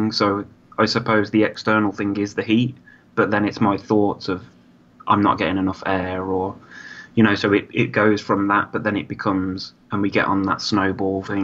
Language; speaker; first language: English; native; English